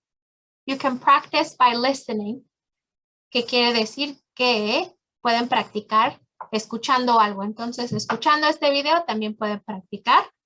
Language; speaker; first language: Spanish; early bilingual, heritage; Spanish